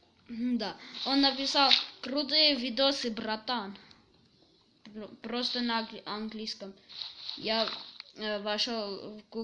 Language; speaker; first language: Russian; early bilingual, heritage; Russian